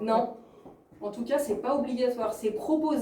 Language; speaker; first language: French; native; French